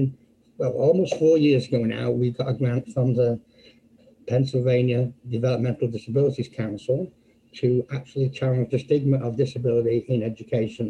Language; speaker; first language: English; native; English